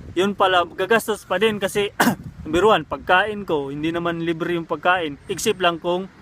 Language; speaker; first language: Filipino; non-native, local second language; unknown